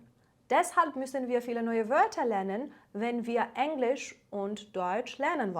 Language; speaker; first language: German; non-native, fluent; Persian